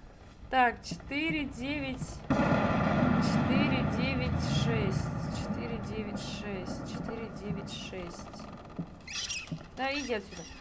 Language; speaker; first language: Russian; native; Russian